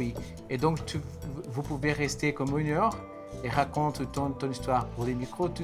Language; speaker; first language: French; non-native, fluent; Portuguese